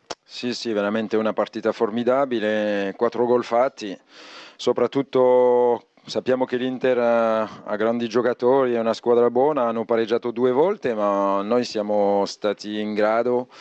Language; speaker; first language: Italian; non-native, fluent; French